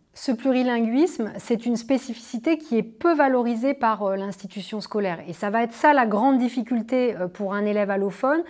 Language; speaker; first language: French; native; French